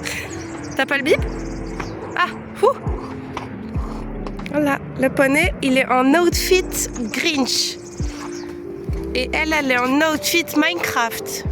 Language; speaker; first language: French; native; French